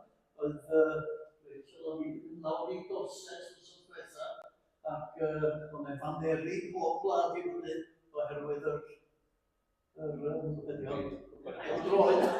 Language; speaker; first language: Welsh; native; Welsh